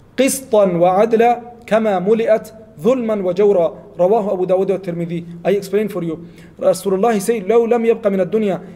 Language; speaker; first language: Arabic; non-native, fluent; Malay